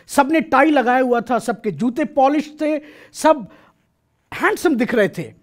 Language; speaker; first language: Hindi; native; Hindi